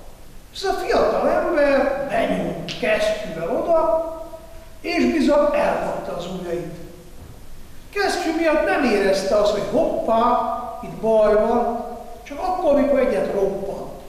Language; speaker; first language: Hungarian; non-native, fluent; Italian